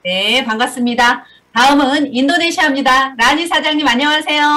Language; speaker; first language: Korean; native; Korean